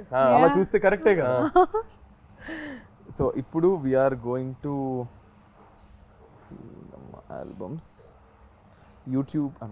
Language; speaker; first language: Telugu; native; Telugu